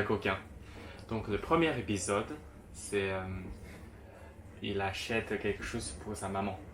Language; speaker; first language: French; non-native, fluent; Chinese